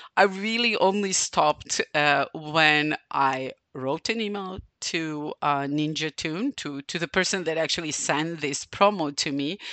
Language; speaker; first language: English; non-native, fluent; Serbian